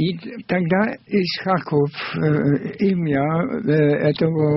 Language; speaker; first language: Russian; non-native, fluent; German